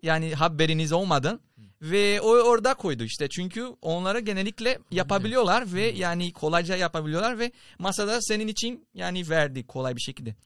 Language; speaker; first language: Turkish; non-native, fluent; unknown